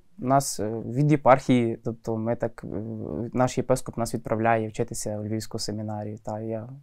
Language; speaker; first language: Ukrainian; native; Ukrainian